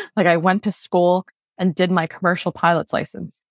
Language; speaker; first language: English; non-native, fluent; Chinese